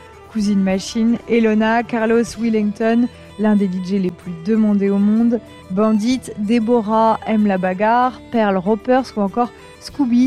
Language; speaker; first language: French; native; French